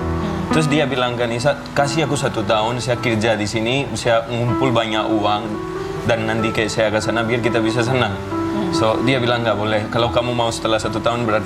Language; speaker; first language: Indonesian; non-native, fluent; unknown